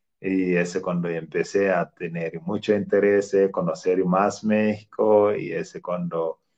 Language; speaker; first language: Spanish; non-native, fluent; Swahili